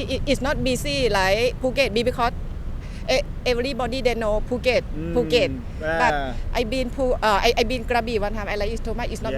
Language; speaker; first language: English; non-native, learner; Thai